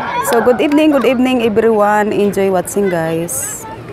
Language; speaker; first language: English; non-native, local second language; Kinaray-a